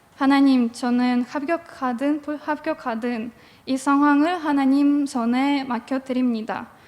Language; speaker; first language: Korean; non-native, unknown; Russian